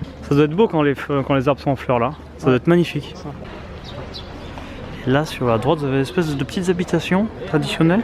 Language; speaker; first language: French; native; French